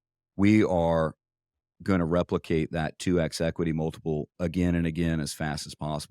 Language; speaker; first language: English; native; English